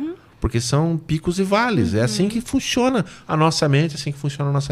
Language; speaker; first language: Portuguese; native; Portuguese